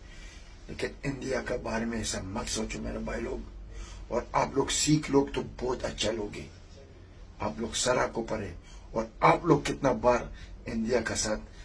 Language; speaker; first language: Hindi; non-native, fluent; Arabic